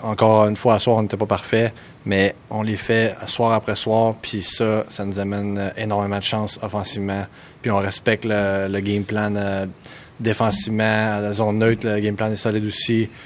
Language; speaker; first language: French; native; French